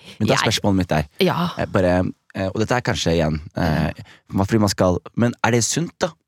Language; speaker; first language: Norwegian; early bilingual, other home language; Somali